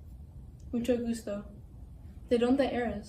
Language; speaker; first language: Spanish; non-native, learner; English